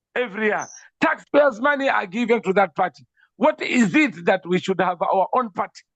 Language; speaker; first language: English; non-native, local second language; Swahili